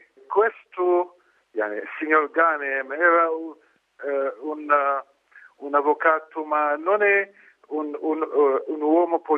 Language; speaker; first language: Italian; non-native, learner; Arabic